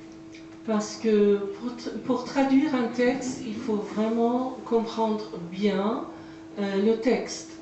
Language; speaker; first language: French; non-native, fluent; Persian